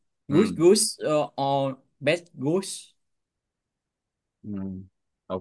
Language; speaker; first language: English; non-native, learner; Vietnamese